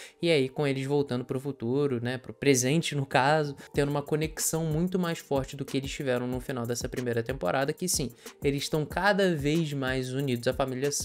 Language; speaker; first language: Portuguese; native; Portuguese